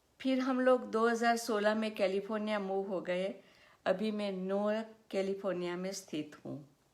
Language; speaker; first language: Hindi; non-native, local second language; Gujarati